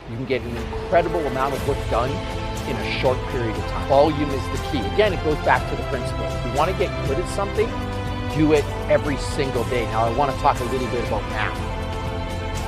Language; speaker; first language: English; native; English